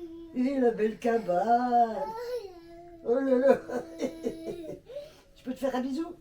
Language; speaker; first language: French; native; French